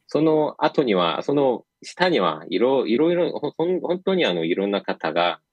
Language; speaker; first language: Japanese; non-native, fluent; Korean